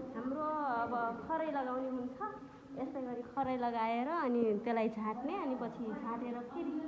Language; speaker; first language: Nepali; non-native, local second language; Dangaura Tharu